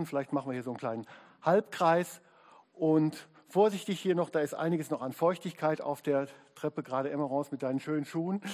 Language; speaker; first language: German; native; German